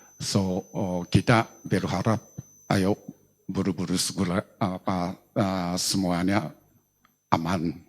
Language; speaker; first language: Indonesian; non-native, learner; Japanese